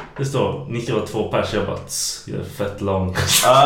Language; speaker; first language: Swedish; native; Swedish